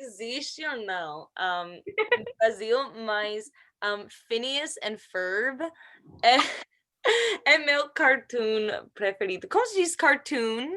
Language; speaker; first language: Portuguese; non-native, learner; English